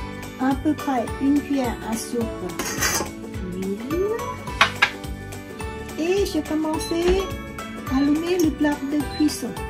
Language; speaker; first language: French; non-native, learner; Thai